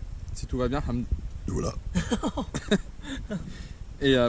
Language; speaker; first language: French; native; French